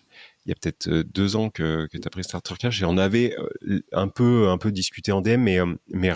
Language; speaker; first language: French; native; French